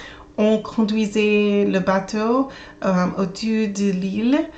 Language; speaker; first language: French; non-native, learner; English